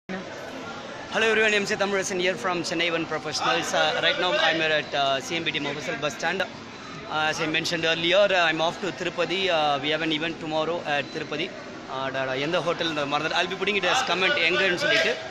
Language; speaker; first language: English; non-native, local second language; Tamil